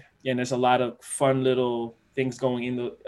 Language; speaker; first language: English; non-native, fluent; Dutch